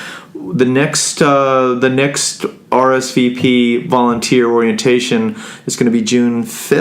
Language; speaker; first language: English; native; English